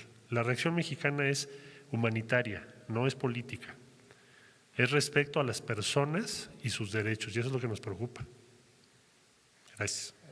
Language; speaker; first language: Spanish; native; Spanish